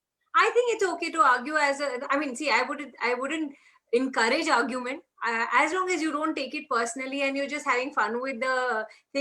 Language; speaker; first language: English; non-native, local second language; Hindi